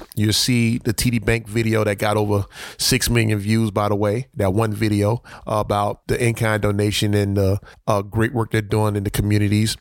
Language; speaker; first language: English; native; English